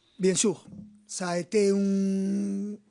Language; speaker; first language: French; non-native, fluent; Spanish